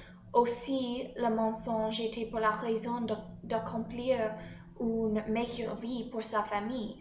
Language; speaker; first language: French; non-native, learner; English